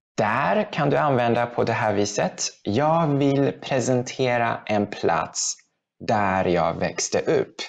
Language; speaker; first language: Swedish; non-native, fluent; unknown